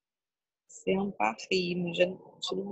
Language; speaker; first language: French; non-native, learner; Portuguese